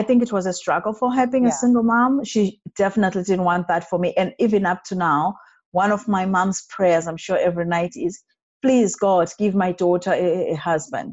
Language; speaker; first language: English; non-native, local second language; Shona